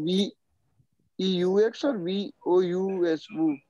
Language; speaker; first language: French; non-native, learner; Hindi